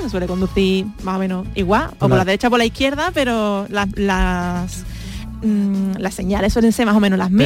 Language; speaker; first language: Spanish; native; Spanish